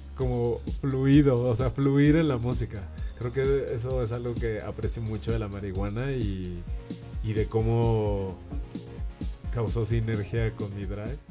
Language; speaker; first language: Spanish; native; Spanish